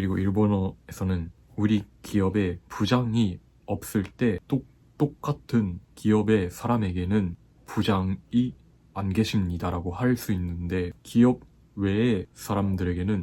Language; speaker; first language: Korean; non-native, fluent; Japanese